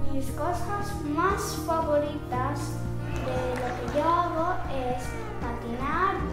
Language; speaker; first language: Spanish; early bilingual, other home language; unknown